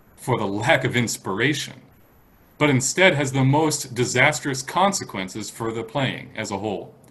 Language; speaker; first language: English; native; English